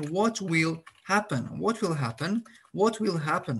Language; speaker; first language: English; non-native, fluent; Azerbaijani